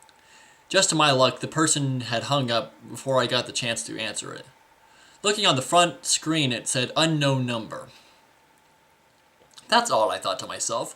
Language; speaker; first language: English; native; English